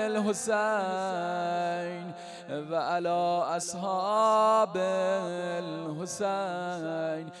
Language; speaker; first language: Arabic; non-native, fluent; Persian